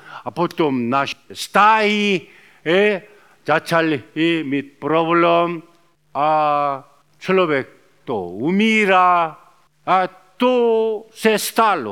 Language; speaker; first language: Czech; non-native, learner; Korean